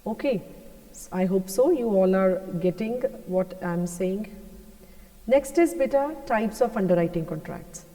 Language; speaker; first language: English; non-native, local second language; Punjabi